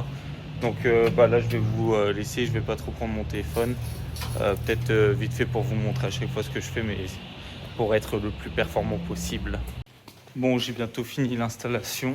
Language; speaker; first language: French; native; French